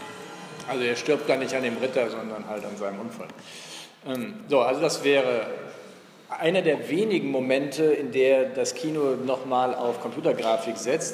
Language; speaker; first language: German; native; German